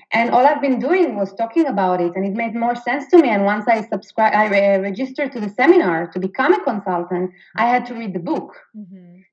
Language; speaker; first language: English; non-native, fluent; Hebrew